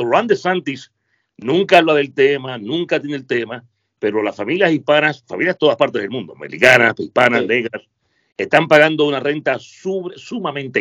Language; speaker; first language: Spanish; native; Spanish